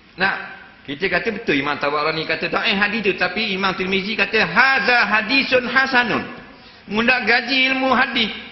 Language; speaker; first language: Malay; native; Malay